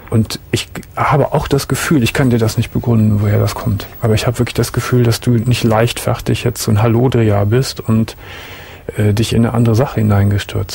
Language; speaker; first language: German; native; German